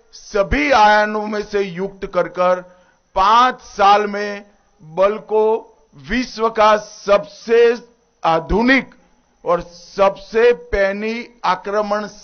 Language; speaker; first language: Hindi; non-native, local second language; Gujarati